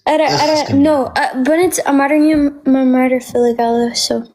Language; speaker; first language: Amharic; non-native, learner; English